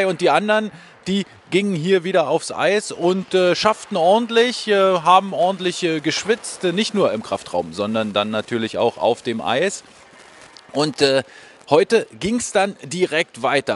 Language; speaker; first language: German; native; German